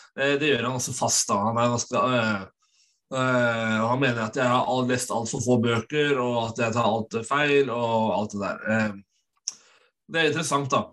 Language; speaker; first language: Norwegian; native; Norwegian